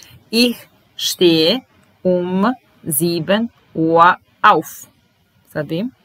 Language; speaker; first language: German; non-native, fluent; Serbian